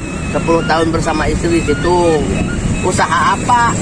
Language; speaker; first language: Indonesian; non-native, local second language; Sundanese